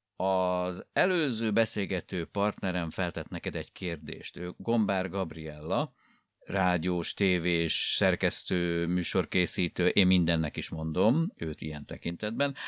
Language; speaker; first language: Hungarian; native; Hungarian